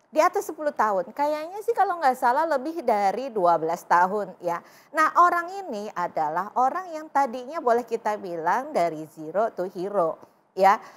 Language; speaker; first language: Indonesian; native; Indonesian